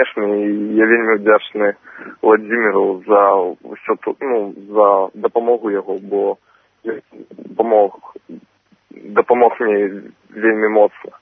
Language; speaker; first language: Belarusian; non-native, local second language; Russian